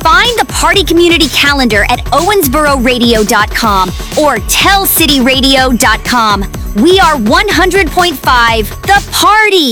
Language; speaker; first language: English; native; English